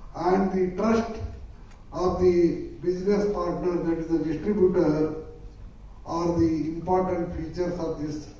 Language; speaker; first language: English; non-native, local second language; Kannada